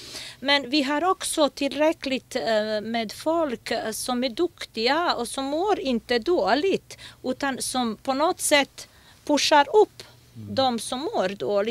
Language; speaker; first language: Swedish; non-native, fluent; Bosnian